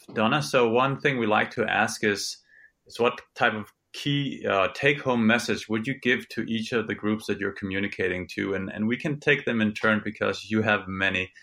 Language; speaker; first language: English; non-native, fluent; Italian